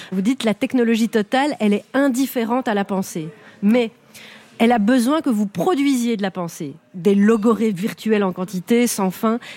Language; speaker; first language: French; native; French